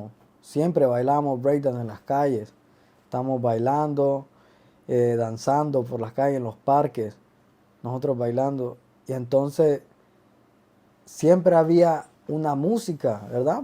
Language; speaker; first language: Spanish; early bilingual, other home language; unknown